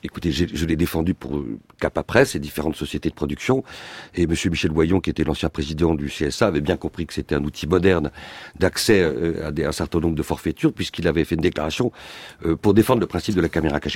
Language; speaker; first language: French; native; French